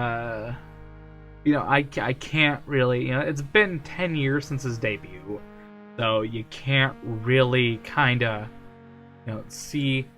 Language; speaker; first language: English; native; English